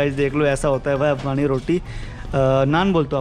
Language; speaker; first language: Hindi; native; Hindi